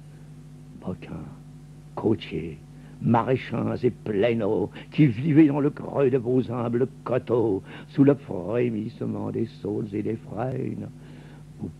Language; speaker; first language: French; native; French